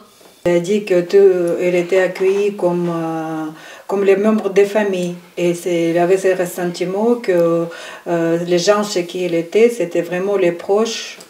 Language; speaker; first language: French; non-native, fluent; Ukrainian